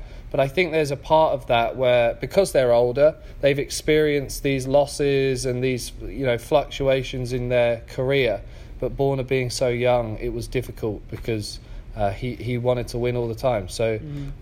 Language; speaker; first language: English; native; English